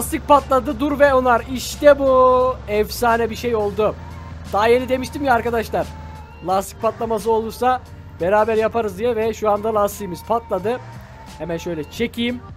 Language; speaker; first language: Turkish; native; Turkish